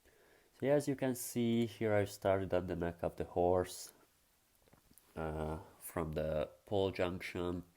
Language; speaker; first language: English; non-native, fluent; Hungarian